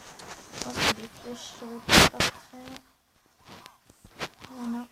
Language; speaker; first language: French; native; French